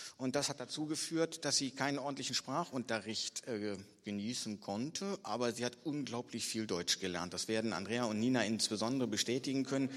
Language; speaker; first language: German; native; German